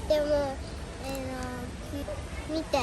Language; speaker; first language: Japanese; early bilingual, other home language; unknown